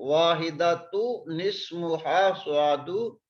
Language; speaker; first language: Arabic; non-native, fluent; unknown